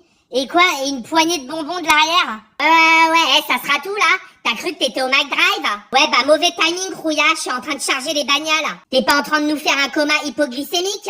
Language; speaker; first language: French; native; French